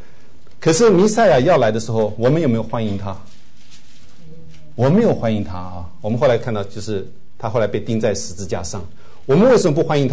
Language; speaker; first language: Chinese; native; Chinese